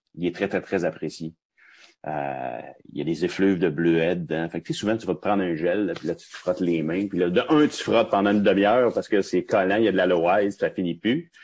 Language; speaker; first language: French; native; French